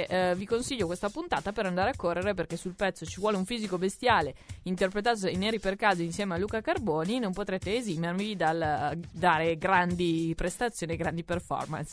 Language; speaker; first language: Italian; native; Italian